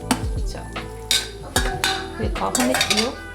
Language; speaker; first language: German; non-native, learner; Chinese